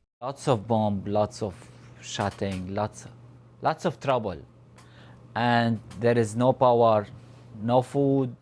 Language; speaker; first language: English; non-native, learner; Arabic